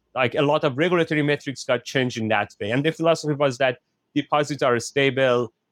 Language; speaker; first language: English; non-native, fluent; Persian